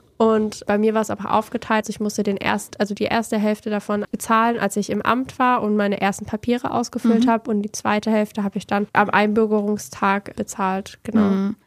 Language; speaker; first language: German; early bilingual, other home language; Portuguese